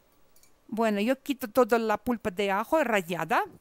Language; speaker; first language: Spanish; non-native, fluent; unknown